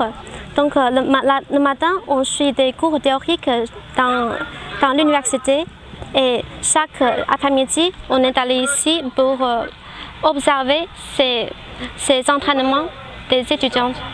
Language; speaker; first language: French; non-native, fluent; Chinese